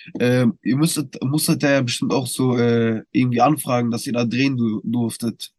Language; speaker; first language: German; early bilingual, other home language; Turkish